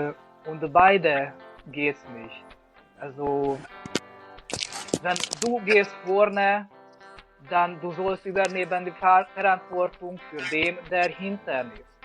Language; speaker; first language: German; non-native, learner; Hungarian